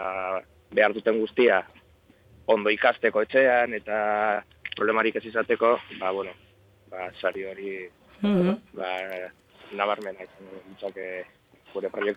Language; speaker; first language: Basque; non-native, local second language; Spanish